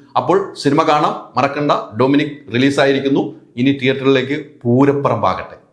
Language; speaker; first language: Malayalam; native; Malayalam